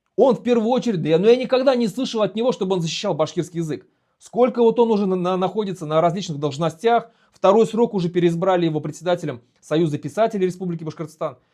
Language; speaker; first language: Russian; non-native, local second language; Bashkir